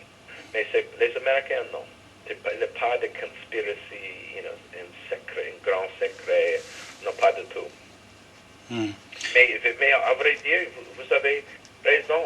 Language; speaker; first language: French; non-native, learner; English